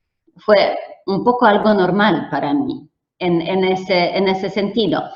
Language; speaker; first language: Spanish; non-native, fluent; Polish